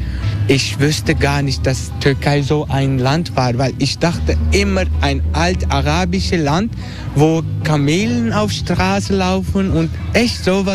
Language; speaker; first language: German; non-native, fluent; Turkish